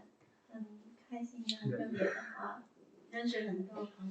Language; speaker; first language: Chinese; non-native, learner; Vietnamese